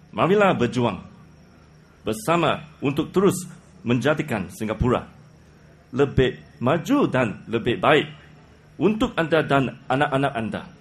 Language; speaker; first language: Malay; non-native, local second language; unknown